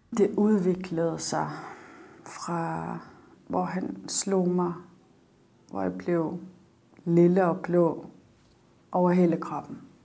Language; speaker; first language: Danish; non-native, local second language; Kalaallisut